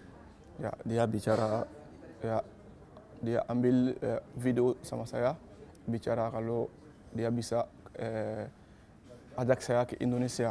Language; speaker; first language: Indonesian; non-native, learner; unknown